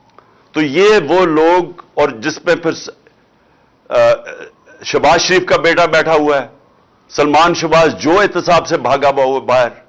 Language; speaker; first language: Urdu; native; Urdu